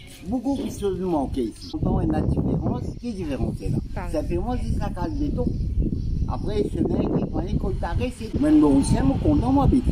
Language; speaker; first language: French; non-native, local second language; Morisyen